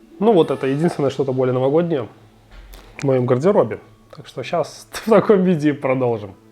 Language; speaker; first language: Russian; native; Russian